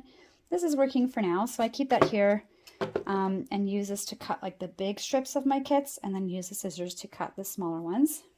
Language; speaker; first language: English; native; English